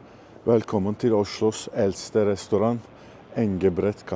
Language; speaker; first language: Norwegian; non-native, learner; Turkish